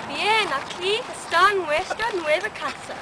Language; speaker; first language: Spanish; non-native, learner; English